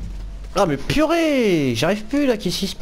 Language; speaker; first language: French; native; French